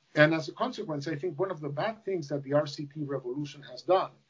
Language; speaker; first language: English; non-native, fluent; Spanish